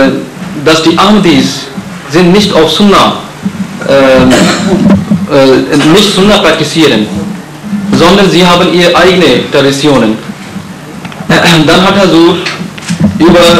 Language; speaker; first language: German; non-native, fluent; Urdu